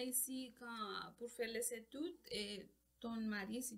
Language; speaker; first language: French; non-native, learner; Spanish